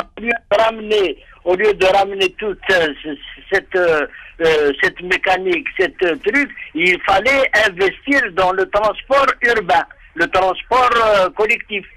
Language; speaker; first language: French; non-native, local second language; Arabic